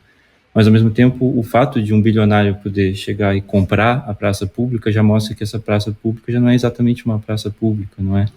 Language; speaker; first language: Portuguese; native; Portuguese